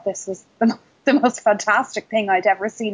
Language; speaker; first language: English; native; English